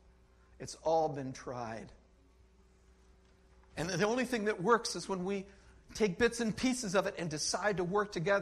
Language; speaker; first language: English; native; English